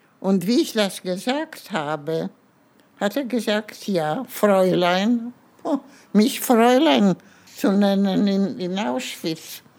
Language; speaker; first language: German; non-native, fluent; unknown